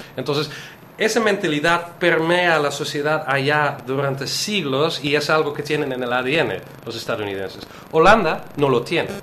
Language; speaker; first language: Spanish; non-native, fluent; Dutch